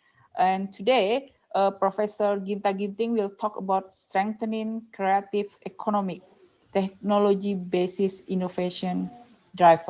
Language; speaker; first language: English; non-native, fluent; Indonesian